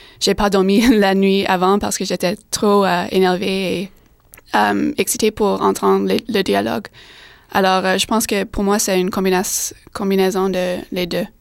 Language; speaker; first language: French; non-native, fluent; English